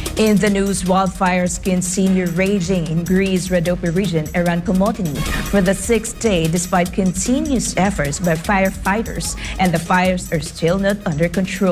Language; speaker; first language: English; non-native, local second language; Filipino